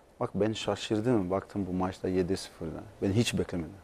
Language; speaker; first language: Turkish; non-native, learner; Portuguese